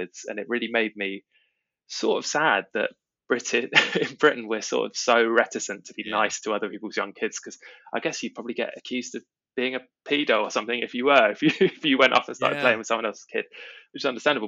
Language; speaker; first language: English; native; English